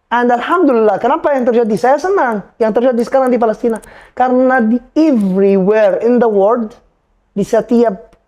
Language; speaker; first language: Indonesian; non-native, fluent; Arabic